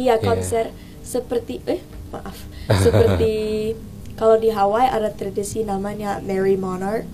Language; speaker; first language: Indonesian; early bilingual, heritage; English